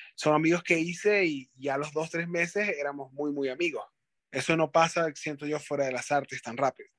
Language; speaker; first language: Spanish; native; Spanish